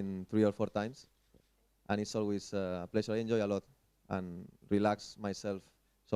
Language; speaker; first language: English; non-native, fluent; Spanish